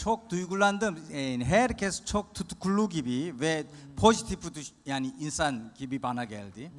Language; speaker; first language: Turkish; non-native, fluent; Korean